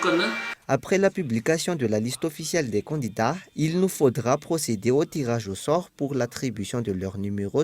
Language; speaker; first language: French; non-native, local second language; Malagasy